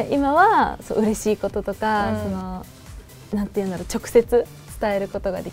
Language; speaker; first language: Japanese; native; Japanese